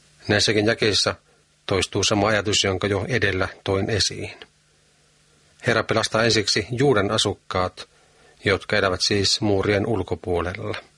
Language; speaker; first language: Finnish; native; Finnish